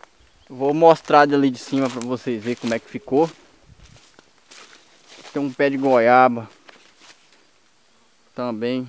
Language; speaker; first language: Portuguese; native; Portuguese